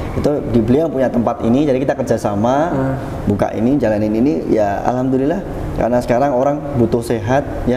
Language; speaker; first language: Indonesian; non-native, local second language; Javanese